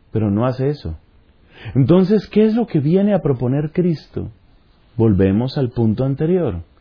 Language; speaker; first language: Spanish; native; Spanish